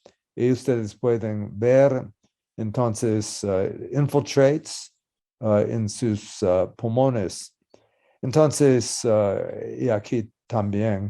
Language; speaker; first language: Spanish; non-native, learner; English